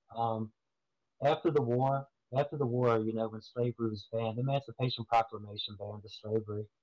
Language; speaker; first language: English; native; English